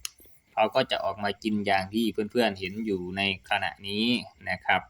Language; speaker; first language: Thai; non-native, local second language; Northeastern Thai